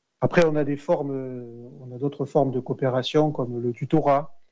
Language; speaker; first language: French; native; French